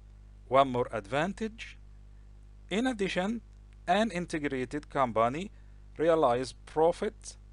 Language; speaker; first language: English; non-native, local second language; Arabic